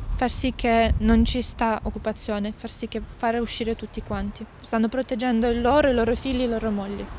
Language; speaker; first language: Italian; non-native, fluent; Ukrainian